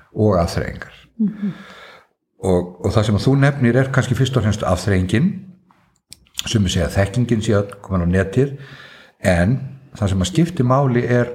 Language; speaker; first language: Icelandic; native; Icelandic